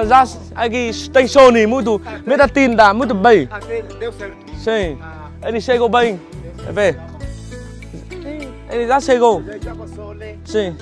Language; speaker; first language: Portuguese; non-native, learner; Vietnamese